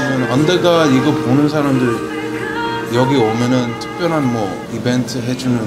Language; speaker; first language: Korean; early bilingual, heritage; Korean